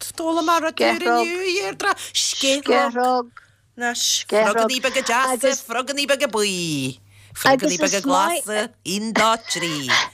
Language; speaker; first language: Irish; native; Irish